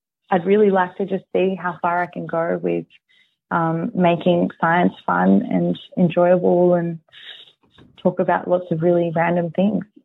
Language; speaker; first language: English; early bilingual, heritage; English